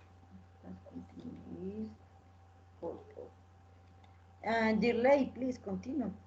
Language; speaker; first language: English; non-native, learner; Spanish